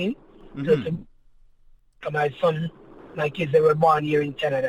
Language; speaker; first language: English; non-native, local second language; Jamaican Creole English